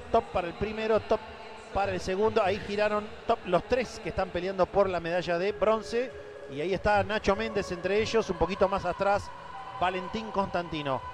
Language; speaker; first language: Spanish; native; Spanish